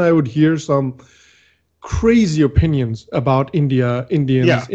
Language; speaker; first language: English; non-native, local second language; Hindi